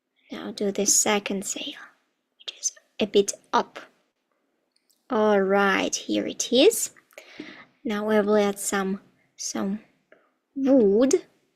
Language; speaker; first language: English; non-native, fluent; Ukrainian